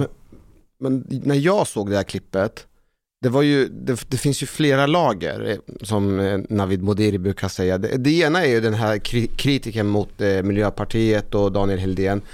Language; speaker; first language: Swedish; native; Swedish